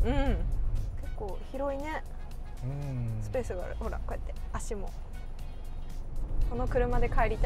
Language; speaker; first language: Japanese; native; Japanese